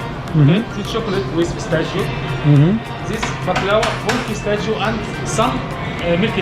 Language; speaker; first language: English; non-native, learner; Turkish